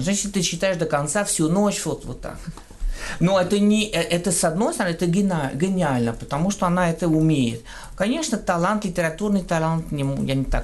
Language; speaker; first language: Russian; non-native, fluent; French